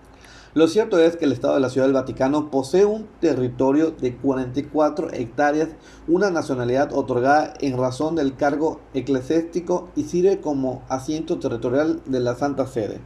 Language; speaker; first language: Spanish; native; Spanish